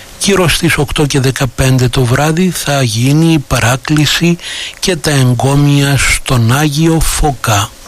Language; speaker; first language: Greek; native; Greek